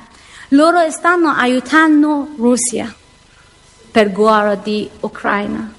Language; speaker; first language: Italian; non-native, learner; Persian